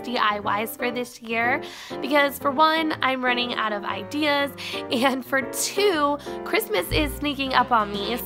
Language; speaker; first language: English; native; English